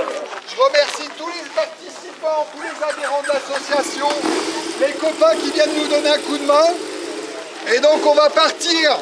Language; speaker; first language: French; native; French